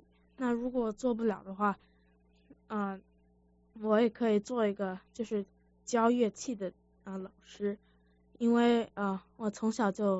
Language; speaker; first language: Chinese; early bilingual, heritage; Chinese